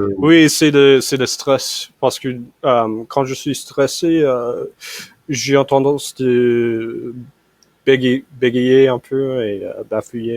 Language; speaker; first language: French; non-native, fluent; English